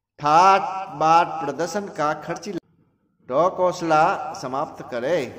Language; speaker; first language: Hindi; non-native, local second language; Gujarati